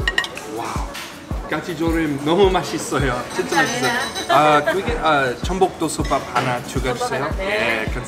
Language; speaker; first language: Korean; non-native, learner; English